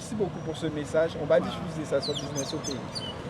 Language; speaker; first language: French; native; French